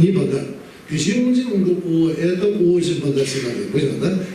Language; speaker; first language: Russian; non-native, learner; Tibetan